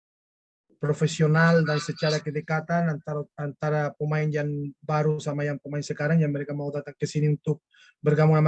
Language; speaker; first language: Indonesian; non-native, fluent; Spanish